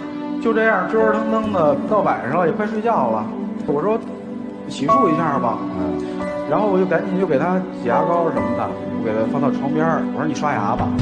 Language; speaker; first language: Chinese; native; Chinese